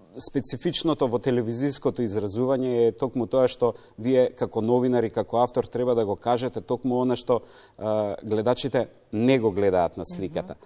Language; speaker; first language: Macedonian; native; Macedonian